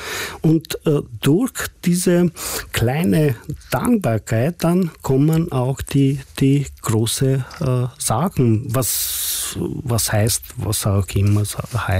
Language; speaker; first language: German; non-native, fluent; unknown